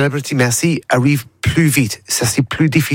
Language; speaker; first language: French; non-native, learner; English